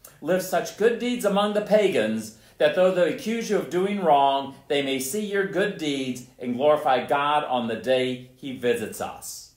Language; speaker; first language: English; native; English